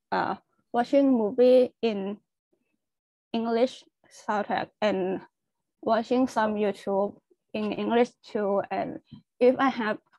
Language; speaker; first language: English; non-native, learner; Thai